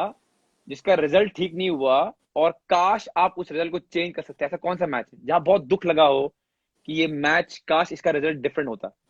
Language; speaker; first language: Hindi; native; Hindi